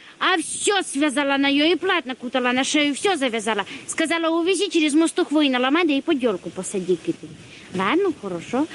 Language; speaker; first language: Russian; native; Russian